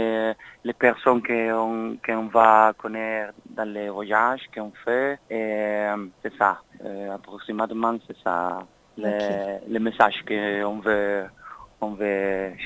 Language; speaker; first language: French; non-native, learner; Spanish